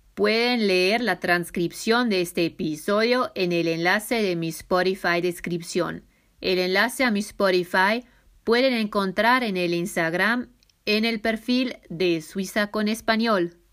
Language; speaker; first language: Spanish; non-native, fluent; German